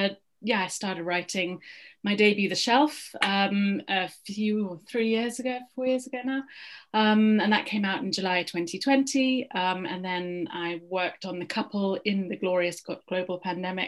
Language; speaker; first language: English; native; English